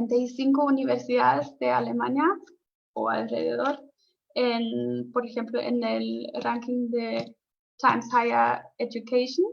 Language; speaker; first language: Spanish; non-native, fluent; German